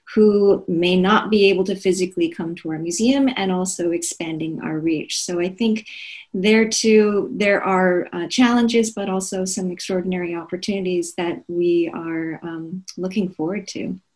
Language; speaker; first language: English; non-native, fluent; Korean